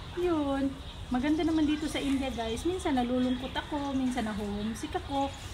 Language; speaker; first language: Filipino; non-native, local second language; Cebuano